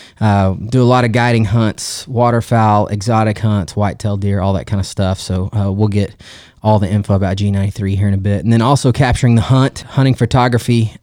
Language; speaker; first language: English; native; English